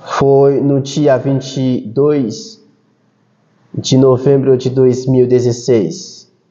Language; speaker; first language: Portuguese; non-native, fluent; Haitian Creole